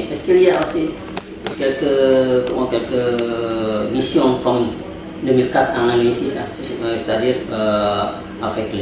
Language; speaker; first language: French; non-native, learner; Indonesian